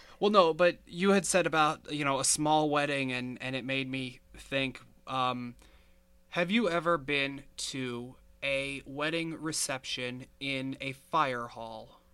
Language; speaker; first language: English; native; English